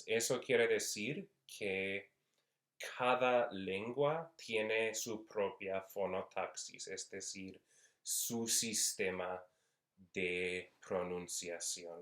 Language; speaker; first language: Spanish; non-native, fluent; English